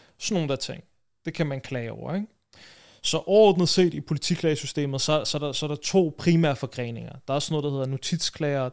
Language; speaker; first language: Danish; early bilingual, other home language; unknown